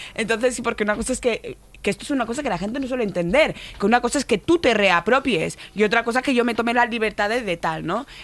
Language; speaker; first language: Spanish; native; Spanish